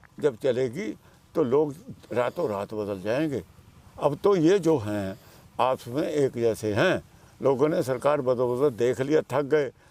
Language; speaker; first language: Hindi; non-native, local second language; Punjabi